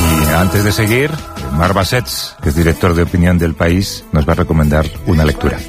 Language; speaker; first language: Spanish; native; Spanish